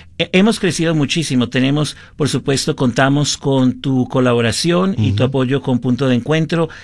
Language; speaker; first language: Spanish; early bilingual, heritage; Spanish